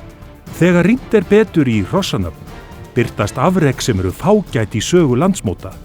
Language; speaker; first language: Icelandic; native; Icelandic